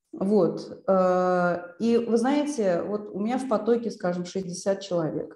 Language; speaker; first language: Russian; non-native, local second language; Uzbek